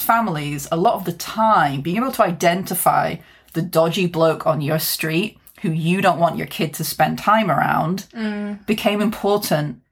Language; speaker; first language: English; native; English